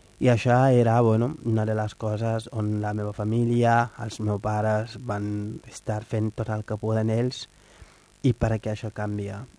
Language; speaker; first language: Catalan; non-native, fluent; Wolof